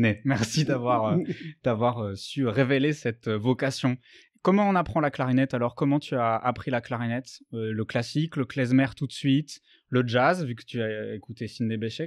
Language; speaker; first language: French; native; French